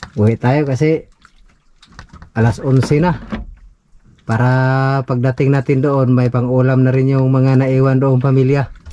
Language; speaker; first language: Filipino; native; Filipino